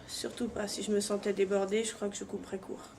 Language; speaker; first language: French; native; French